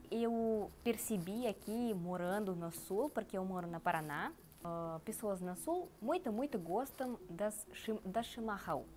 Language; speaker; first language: Portuguese; non-native, learner; Russian